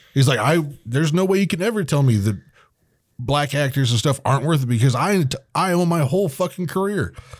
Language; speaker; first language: English; native; English